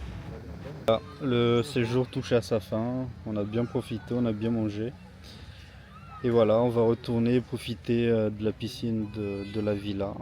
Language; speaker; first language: French; native; French